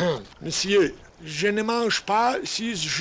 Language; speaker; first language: French; non-native, learner; Turkmen